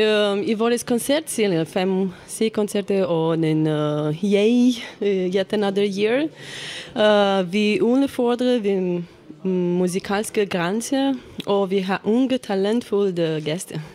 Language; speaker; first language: Danish; non-native, fluent; Romanian